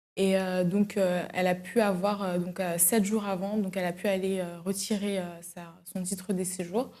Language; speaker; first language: French; early bilingual, other home language; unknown